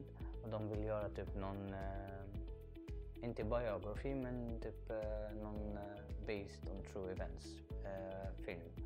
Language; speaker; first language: Swedish; non-native, learner; Arabic